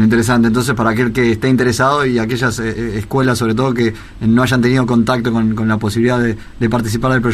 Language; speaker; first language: Spanish; native; Spanish